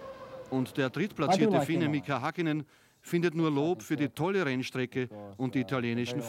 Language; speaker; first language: German; native; German